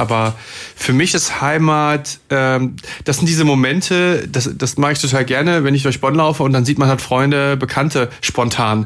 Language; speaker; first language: German; native; German